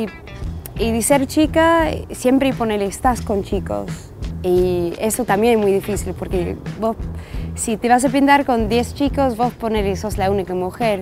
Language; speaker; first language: Spanish; non-native, fluent; English